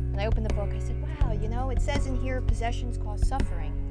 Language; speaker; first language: English; native; English